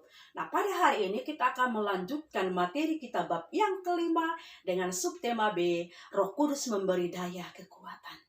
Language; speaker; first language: Indonesian; native; Indonesian